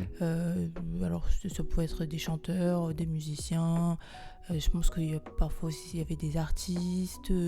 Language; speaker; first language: French; non-native, local second language; Malagasy